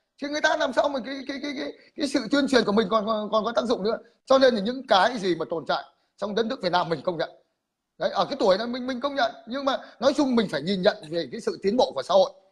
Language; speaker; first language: Vietnamese; native; Vietnamese